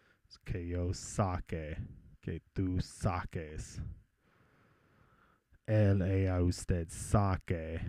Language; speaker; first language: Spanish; non-native, fluent; English